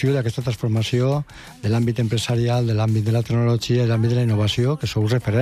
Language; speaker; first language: Catalan; non-native, local second language; Spanish